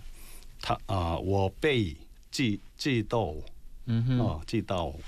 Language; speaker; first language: Chinese; non-native, learner; Korean